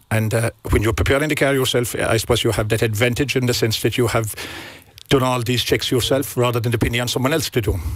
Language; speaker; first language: English; native; English